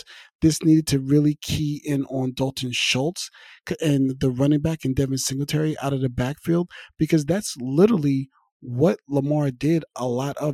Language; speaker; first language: English; native; English